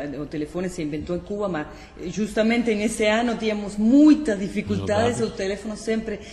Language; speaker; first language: Portuguese; non-native, fluent; Spanish